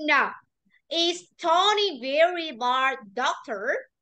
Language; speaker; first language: English; non-native, learner; Vietnamese